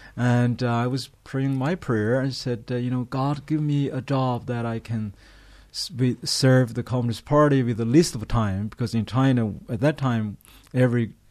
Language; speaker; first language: English; non-native, fluent; Chinese